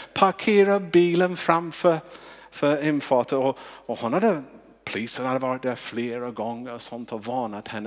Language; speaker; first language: Swedish; non-native, fluent; English